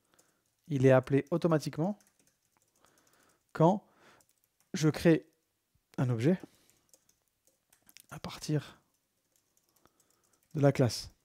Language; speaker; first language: French; native; French